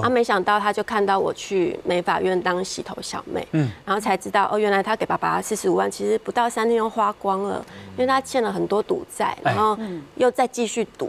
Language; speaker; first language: Chinese; native; Chinese